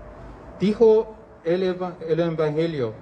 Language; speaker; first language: Spanish; non-native, learner; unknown